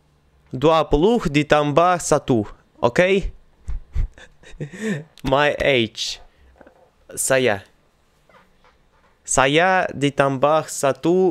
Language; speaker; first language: Indonesian; non-native, learner; Russian